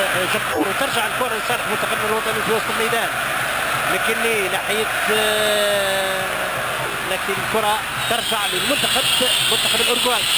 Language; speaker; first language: Arabic; native; Arabic